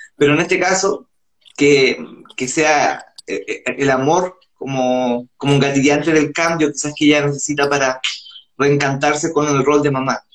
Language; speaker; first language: Spanish; native; Spanish